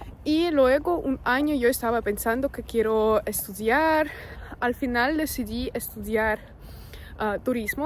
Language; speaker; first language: Spanish; non-native, fluent; Russian